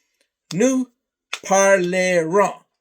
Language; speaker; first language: French; non-native, learner; English